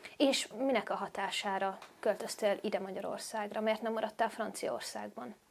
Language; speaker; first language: Hungarian; native; Hungarian